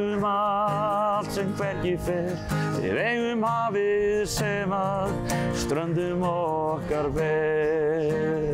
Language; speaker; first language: Icelandic; native; Icelandic